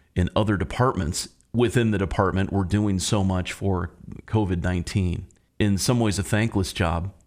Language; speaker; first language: English; native; English